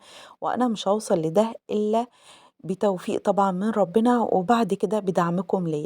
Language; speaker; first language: Arabic; native; Arabic